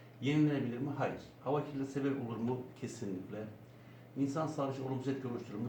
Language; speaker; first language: Turkish; native; Turkish